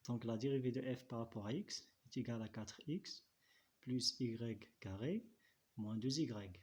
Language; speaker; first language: French; non-native, local second language; Arabic